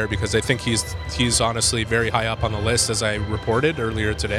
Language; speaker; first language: English; native; English